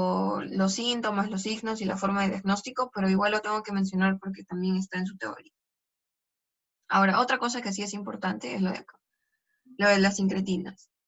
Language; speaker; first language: Spanish; native; Spanish